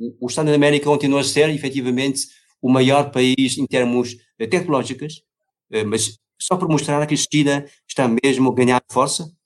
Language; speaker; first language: Portuguese; non-native, fluent; Chinese